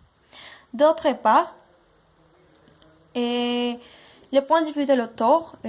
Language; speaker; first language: French; non-native, learner; Spanish